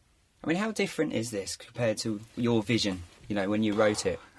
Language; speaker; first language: English; native; English